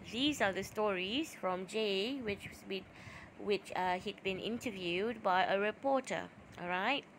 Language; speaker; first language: English; non-native, local second language; Malay